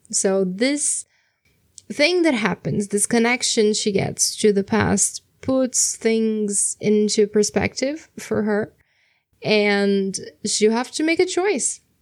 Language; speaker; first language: English; non-native, fluent; Portuguese